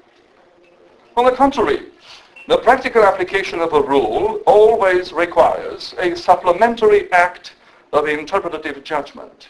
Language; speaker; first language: English; non-native, fluent; Romanian